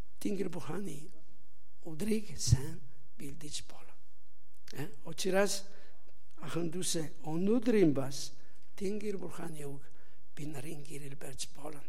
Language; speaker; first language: Mongolian; non-native, learner; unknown